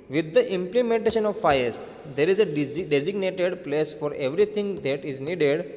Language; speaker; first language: English; non-native, local second language; Gujarati